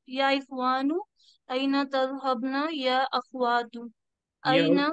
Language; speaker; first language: Arabic; non-native, learner; Urdu